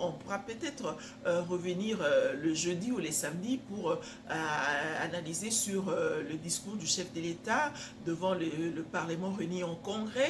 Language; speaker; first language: French; non-native, local second language; Lingala